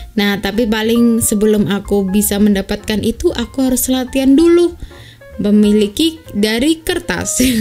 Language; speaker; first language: Indonesian; native; Indonesian